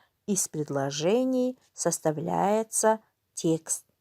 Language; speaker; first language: Russian; non-native, local second language; Kyrgyz